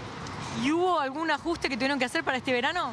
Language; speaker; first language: Spanish; native; Spanish